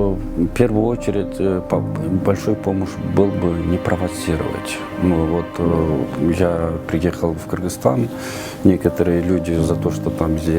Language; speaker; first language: Russian; non-native, local second language; Kyrgyz